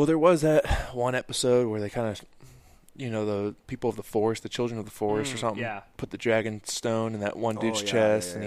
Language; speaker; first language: English; native; English